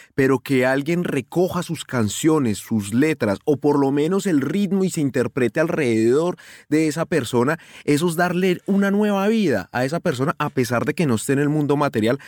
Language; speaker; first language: Spanish; native; Spanish